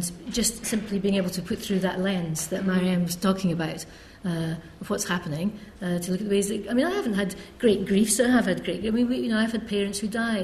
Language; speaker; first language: English; native; English